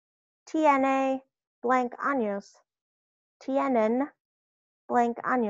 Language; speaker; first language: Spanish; non-native, fluent; English